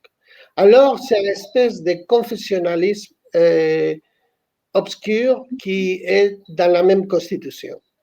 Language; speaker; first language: French; non-native, fluent; Spanish